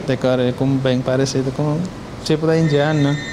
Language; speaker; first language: Portuguese; non-native, learner; Hindi